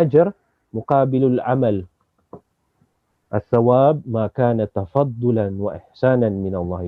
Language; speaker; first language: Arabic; non-native, fluent; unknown